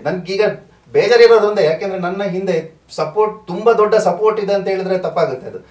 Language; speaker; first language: Kannada; non-native, local second language; Tulu